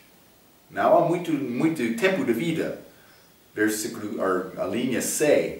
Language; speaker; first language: Portuguese; non-native, fluent; English